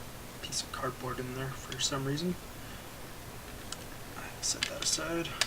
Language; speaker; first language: English; native; English